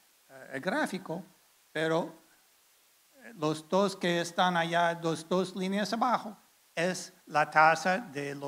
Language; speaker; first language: Spanish; non-native, fluent; English